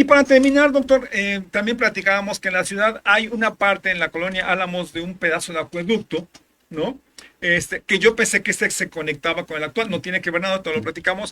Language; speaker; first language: Spanish; native; Spanish